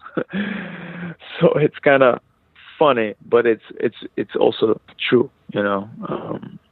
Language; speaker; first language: English; non-native, fluent; Hebrew